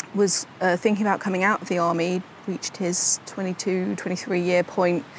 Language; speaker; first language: English; native; English